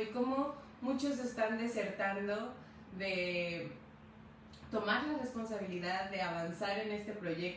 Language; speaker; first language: Spanish; native; Spanish